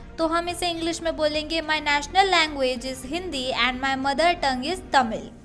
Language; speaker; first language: Hindi; native; Hindi